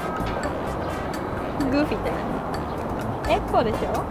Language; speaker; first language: Japanese; native; Japanese